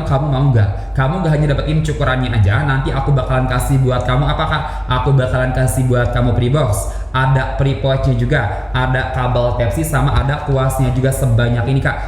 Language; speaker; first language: Indonesian; native; Indonesian